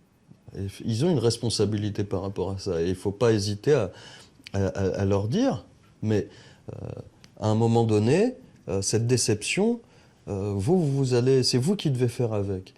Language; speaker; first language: French; native; French